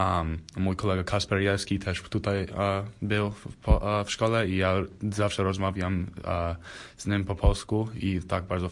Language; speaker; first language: Polish; early bilingual, heritage; Polish